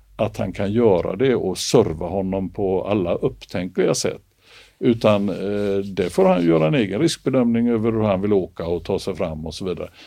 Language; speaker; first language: Swedish; native; Swedish